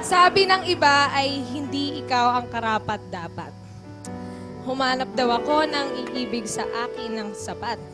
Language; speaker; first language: Filipino; native; Filipino